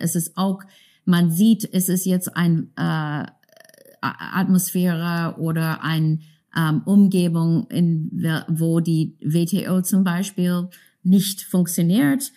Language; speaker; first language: German; non-native, fluent; English